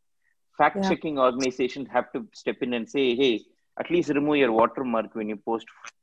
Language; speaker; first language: English; non-native, local second language; Tamil